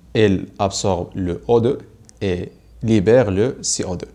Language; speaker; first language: French; non-native, local second language; Arabic